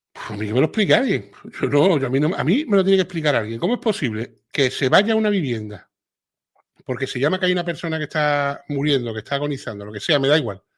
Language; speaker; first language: Spanish; native; Spanish